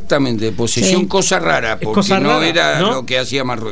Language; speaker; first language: Spanish; native; Spanish